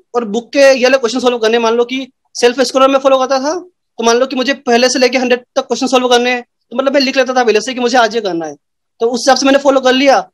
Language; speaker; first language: Hindi; native; Hindi